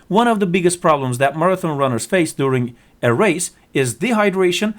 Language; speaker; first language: English; non-native, fluent; Turkish